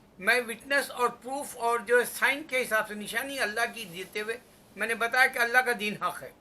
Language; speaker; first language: Urdu; native; Urdu